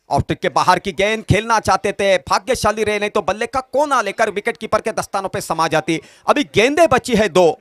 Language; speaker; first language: Hindi; non-native, local second language; Marathi